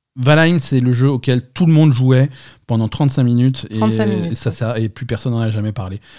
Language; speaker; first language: French; native; French